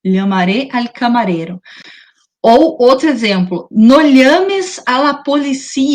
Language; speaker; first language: Spanish; non-native, fluent; Portuguese